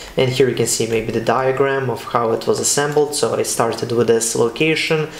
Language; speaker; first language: English; non-native, fluent; Serbian